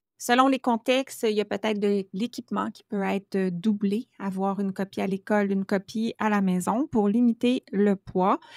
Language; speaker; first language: French; native; French